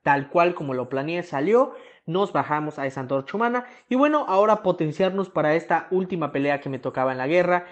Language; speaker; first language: Spanish; native; Spanish